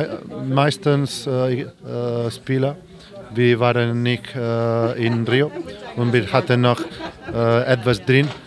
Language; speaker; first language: German; non-native, fluent; Spanish